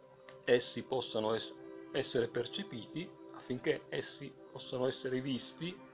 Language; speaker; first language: Italian; native; Italian